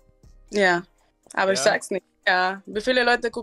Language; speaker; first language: German; non-native, learner; Spanish